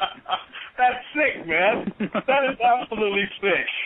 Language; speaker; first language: English; native; English